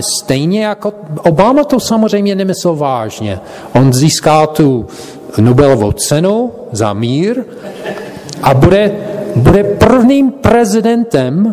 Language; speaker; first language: Czech; non-native, fluent; English